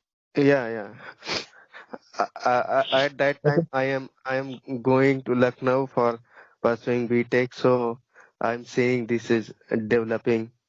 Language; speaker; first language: English; non-native, learner; Hindi